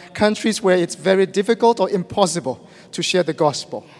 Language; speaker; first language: English; non-native, fluent; Burmese